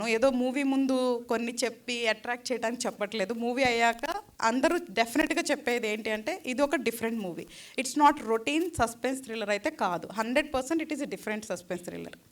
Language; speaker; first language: Telugu; native; Telugu